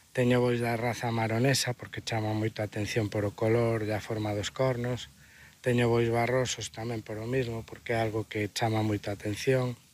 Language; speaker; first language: Galician; native; Galician